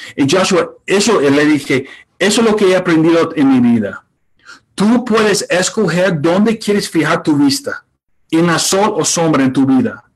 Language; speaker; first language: Spanish; non-native, fluent; English